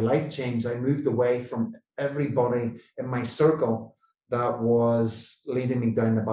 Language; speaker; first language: English; native; English